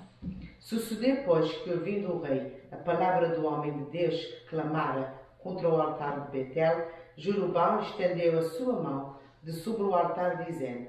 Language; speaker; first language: Portuguese; native; Portuguese